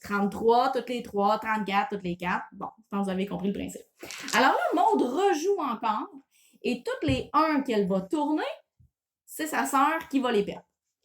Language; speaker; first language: French; native; French